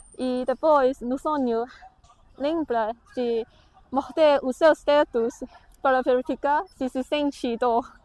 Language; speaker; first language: Portuguese; non-native, fluent; Chinese